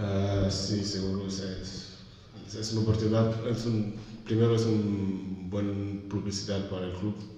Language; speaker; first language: Spanish; non-native, fluent; French